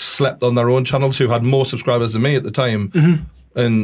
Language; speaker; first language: English; native; English